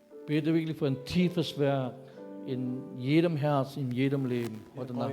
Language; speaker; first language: German; non-native, fluent; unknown